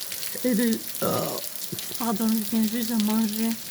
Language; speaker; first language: French; native; French